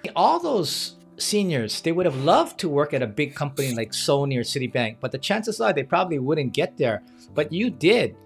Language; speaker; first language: English; native; English